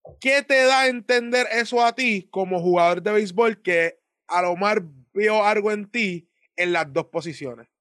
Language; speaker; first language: Spanish; native; Spanish